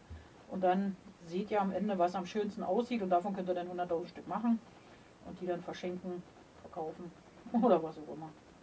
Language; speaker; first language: German; native; German